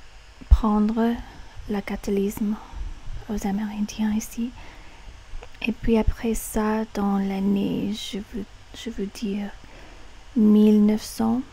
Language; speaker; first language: French; non-native, learner; English